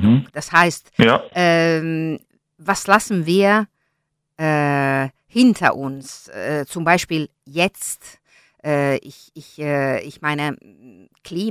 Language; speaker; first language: German; non-native, learner; Italian